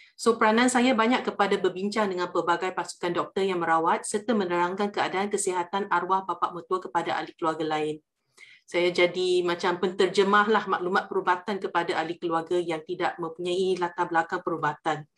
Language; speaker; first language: Malay; non-native, local second language; Chinese